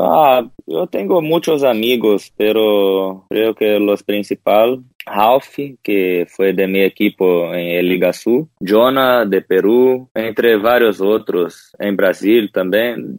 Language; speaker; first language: Spanish; non-native, learner; Portuguese